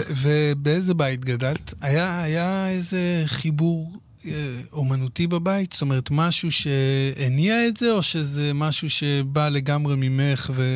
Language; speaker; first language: Hebrew; native; Hebrew